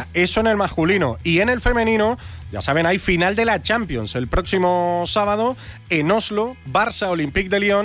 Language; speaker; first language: Spanish; native; Spanish